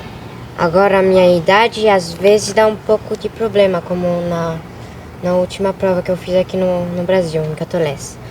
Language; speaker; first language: Portuguese; early bilingual, other home language; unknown